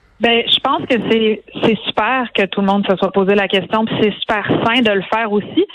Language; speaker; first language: French; native; French